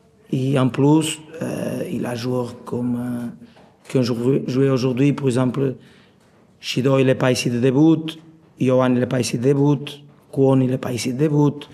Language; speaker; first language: French; non-native, learner; Portuguese